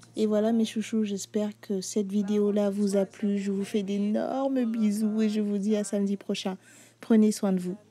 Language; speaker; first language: French; native; French